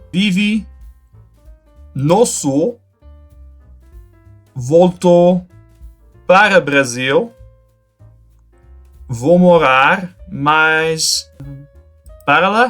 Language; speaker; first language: Portuguese; non-native, fluent; French